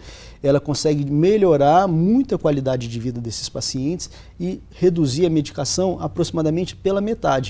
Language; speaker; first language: Portuguese; native; Portuguese